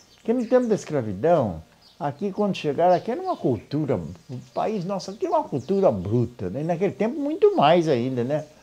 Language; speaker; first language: Portuguese; native; Portuguese